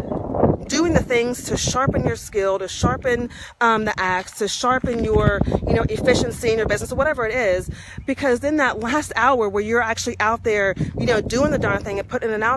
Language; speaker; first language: English; native; English